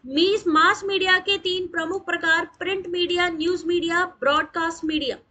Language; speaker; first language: Hindi; native; Hindi